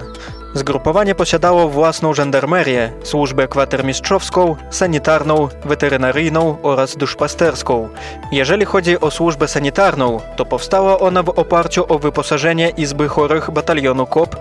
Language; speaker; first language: Polish; native; Polish